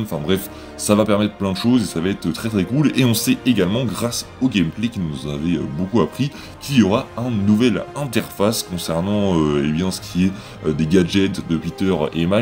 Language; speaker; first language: French; native; French